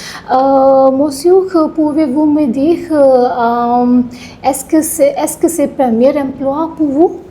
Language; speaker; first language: French; non-native, learner; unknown